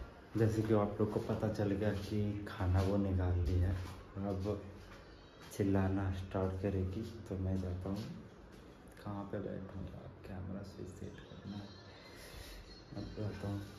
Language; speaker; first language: Hindi; native; Hindi